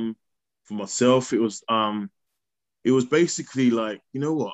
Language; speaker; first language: English; native; English